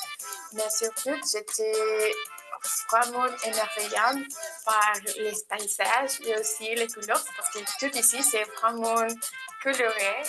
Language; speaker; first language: French; non-native, learner; Spanish